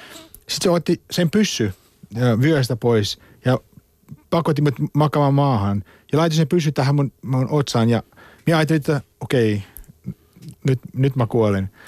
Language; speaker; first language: Finnish; non-native, fluent; Afrikaans